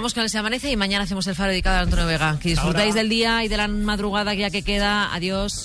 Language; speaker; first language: Spanish; native; Spanish